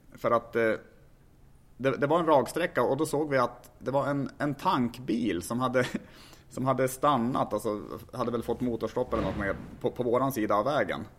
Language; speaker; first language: Swedish; native; Swedish